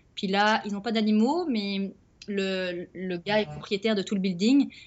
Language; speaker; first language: French; native; French